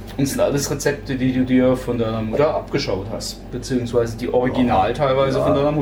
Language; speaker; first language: German; native; German